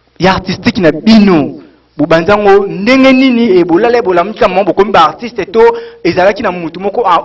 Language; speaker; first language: Lingala; native; Lingala